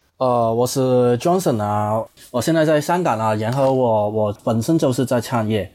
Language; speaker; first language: Chinese; non-native, fluent; Cantonese